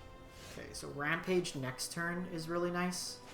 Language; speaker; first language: English; native; English